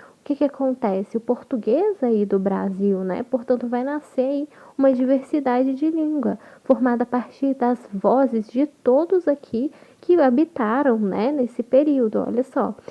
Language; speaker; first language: Portuguese; native; Portuguese